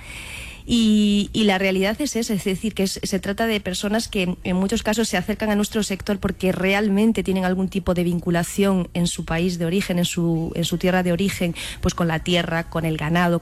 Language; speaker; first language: Spanish; native; Spanish